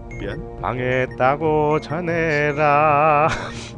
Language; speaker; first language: Korean; native; Korean